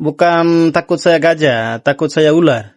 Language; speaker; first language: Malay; non-native, learner; Bangla